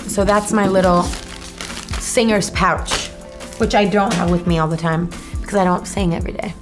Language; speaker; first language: English; native; English